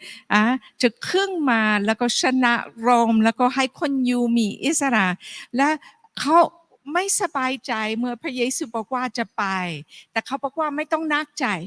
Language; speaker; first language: Thai; non-native, fluent; English